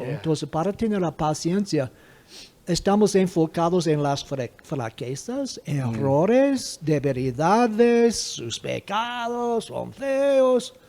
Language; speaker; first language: Spanish; non-native, fluent; English